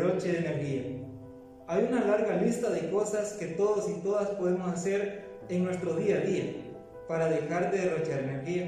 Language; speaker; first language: Spanish; native; Spanish